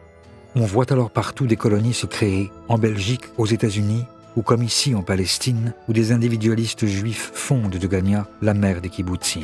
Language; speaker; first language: French; native; French